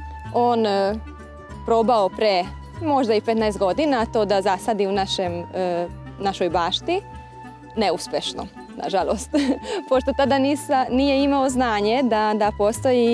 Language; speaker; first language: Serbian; non-native, local second language; Hungarian